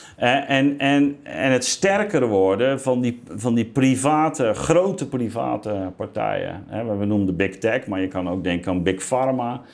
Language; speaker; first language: Dutch; native; Dutch